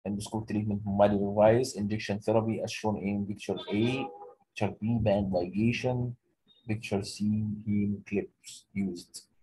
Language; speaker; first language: English; non-native, local second language; Arabic